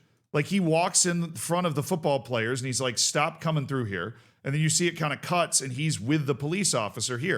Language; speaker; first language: English; native; English